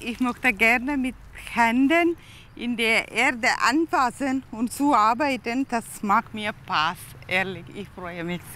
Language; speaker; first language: German; non-native, learner; Tamil